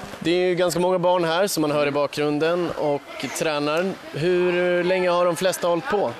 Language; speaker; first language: Swedish; native; Swedish